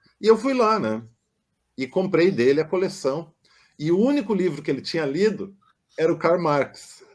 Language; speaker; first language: Portuguese; non-native, local second language; German